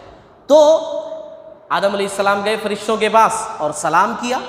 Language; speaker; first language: Urdu; native; Urdu